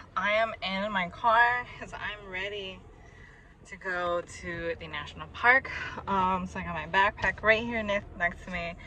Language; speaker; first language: English; native; English